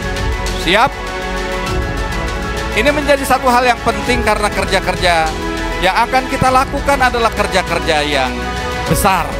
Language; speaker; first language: Indonesian; native; Indonesian